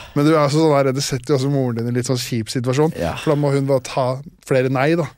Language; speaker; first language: Norwegian; native; Norwegian